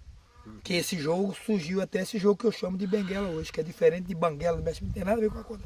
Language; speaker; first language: Portuguese; native; Portuguese